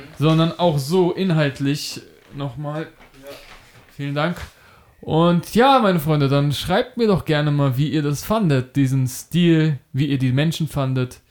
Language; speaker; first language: German; native; German